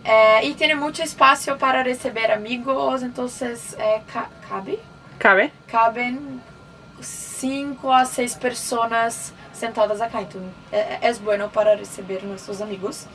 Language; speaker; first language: Spanish; non-native, learner; Portuguese